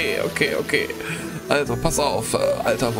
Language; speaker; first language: German; native; German